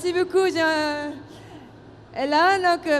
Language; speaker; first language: French; non-native, fluent; Japanese